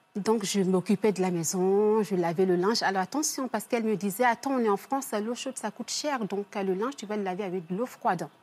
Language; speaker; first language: French; early bilingual, other home language; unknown